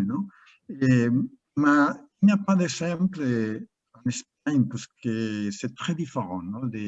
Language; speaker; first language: French; non-native, learner; Spanish